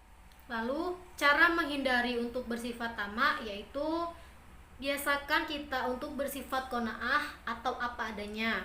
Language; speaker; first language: Indonesian; native; Indonesian